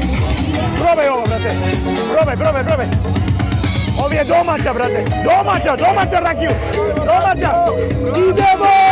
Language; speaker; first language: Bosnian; non-native, learner; English